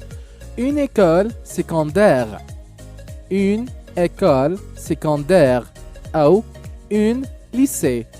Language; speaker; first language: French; non-native, local second language; Arabic